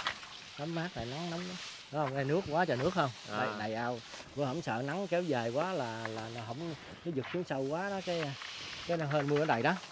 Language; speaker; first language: Vietnamese; native; Vietnamese